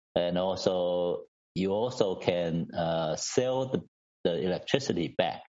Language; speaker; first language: English; non-native, fluent; Chinese